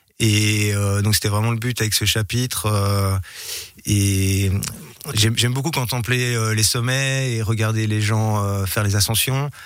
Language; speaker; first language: French; native; French